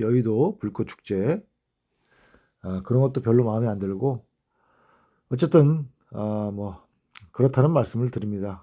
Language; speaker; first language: Korean; native; Korean